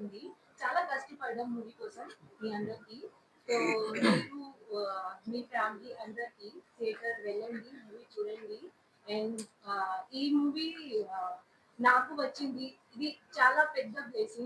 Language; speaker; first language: Telugu; non-native, learner; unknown